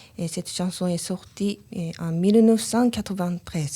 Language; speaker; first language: French; non-native, learner; Japanese